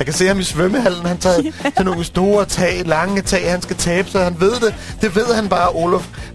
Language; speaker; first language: Danish; native; Danish